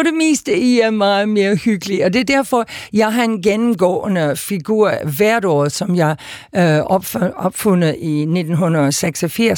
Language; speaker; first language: Danish; non-native, fluent; English